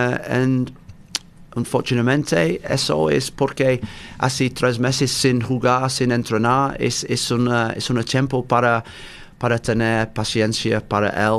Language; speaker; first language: Spanish; non-native, learner; English